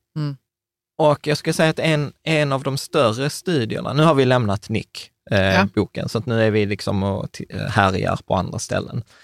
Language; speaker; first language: Swedish; native; Swedish